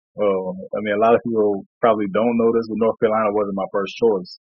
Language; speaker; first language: English; native; English